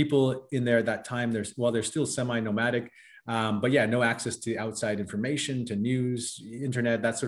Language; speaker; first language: English; native; English